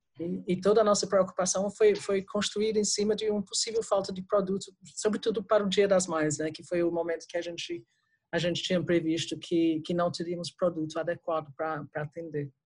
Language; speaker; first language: Portuguese; non-native, fluent; English